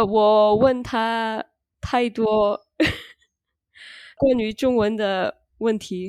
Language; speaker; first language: Chinese; non-native, learner; Indonesian